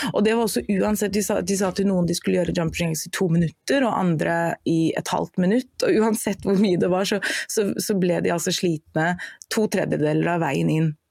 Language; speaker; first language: Norwegian; non-native, fluent; German